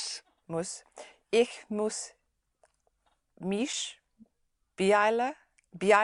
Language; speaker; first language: German; non-native, learner; English